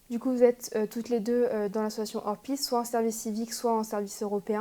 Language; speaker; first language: French; native; French